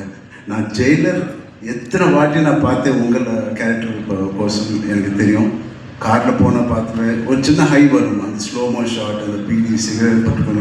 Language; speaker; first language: Tamil; non-native, learner; Telugu